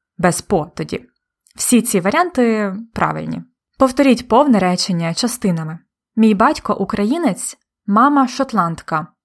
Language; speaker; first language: Ukrainian; native; Ukrainian